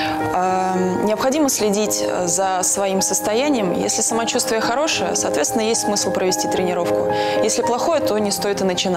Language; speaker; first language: Russian; native; Russian